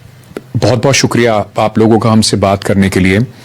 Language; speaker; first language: Hindi; native; Hindi